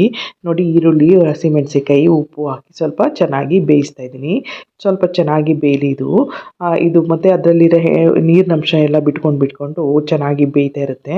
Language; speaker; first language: Kannada; native; Kannada